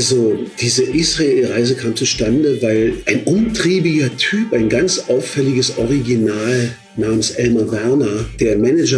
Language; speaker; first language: German; native; German